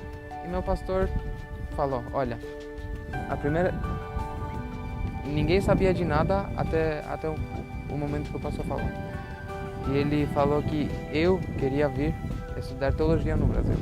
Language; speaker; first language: Portuguese; non-native, fluent; Albanian